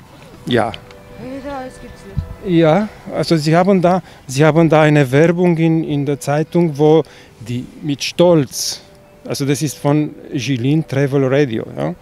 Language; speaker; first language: German; non-native, fluent; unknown